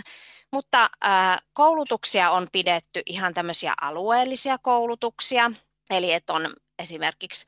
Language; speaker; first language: Finnish; native; Finnish